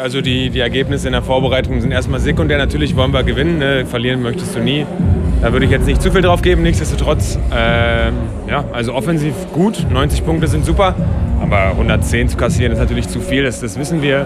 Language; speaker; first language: German; native; German